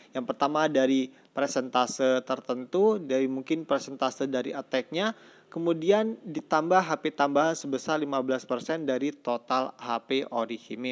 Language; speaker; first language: Indonesian; native; Indonesian